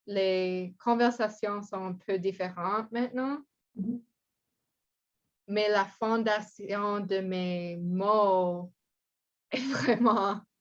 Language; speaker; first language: French; non-native, learner; English